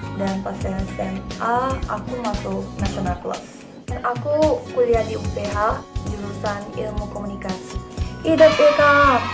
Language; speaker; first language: Indonesian; early bilingual, other home language; Korean